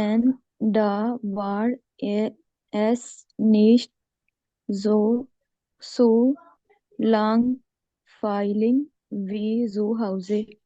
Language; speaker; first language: German; non-native, learner; Urdu